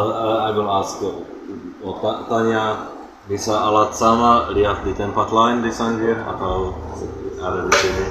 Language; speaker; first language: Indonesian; non-native, learner; French